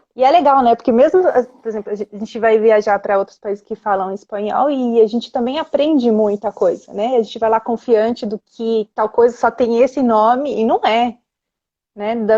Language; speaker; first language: Portuguese; early bilingual, other home language; Spanish